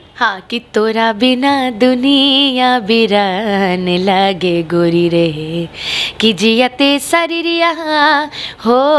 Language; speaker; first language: Hindi; native; Hindi